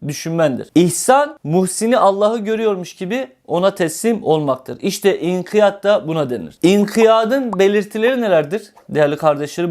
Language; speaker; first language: Turkish; native; Turkish